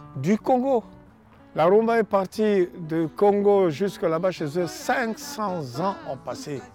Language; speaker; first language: French; non-native, local second language; Lingala